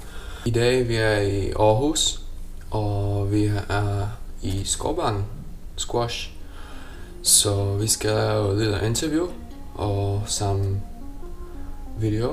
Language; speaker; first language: Danish; non-native, learner; Slovak